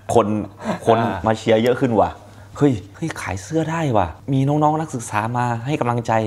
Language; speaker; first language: Thai; native; Thai